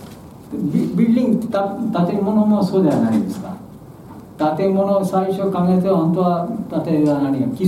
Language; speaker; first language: Japanese; non-native, learner; Bangla